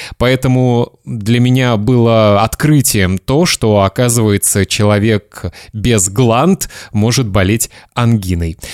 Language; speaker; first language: Russian; native; Russian